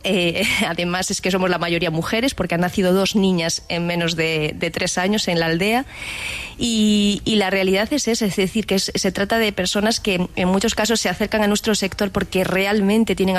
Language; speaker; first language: Spanish; native; Spanish